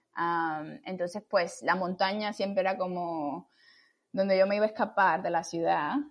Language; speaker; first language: Spanish; native; Spanish